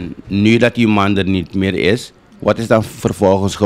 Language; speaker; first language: Dutch; native; Dutch